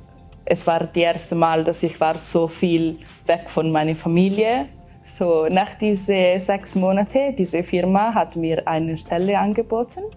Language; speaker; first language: German; non-native, local second language; Italian